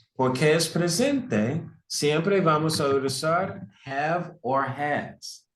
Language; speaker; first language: Spanish; non-native, fluent; English